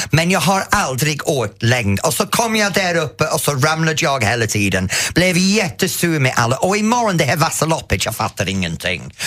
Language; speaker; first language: Swedish; non-native, fluent; English